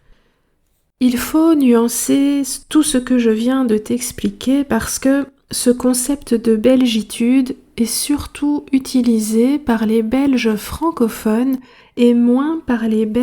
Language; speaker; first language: French; native; French